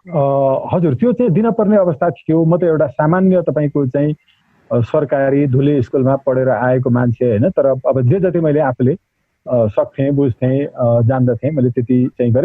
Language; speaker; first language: Nepali; native; Nepali